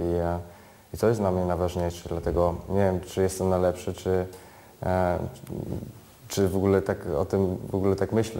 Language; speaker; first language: Polish; early bilingual, heritage; Polish